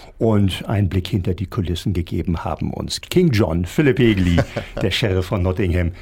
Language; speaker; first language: German; native; German